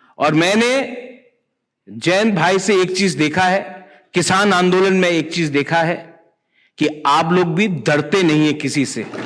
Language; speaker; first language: Hindi; non-native, local second language; Kok Borok